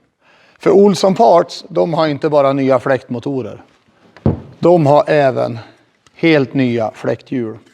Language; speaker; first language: Swedish; native; Swedish